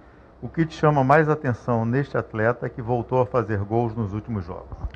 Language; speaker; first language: Portuguese; native; Portuguese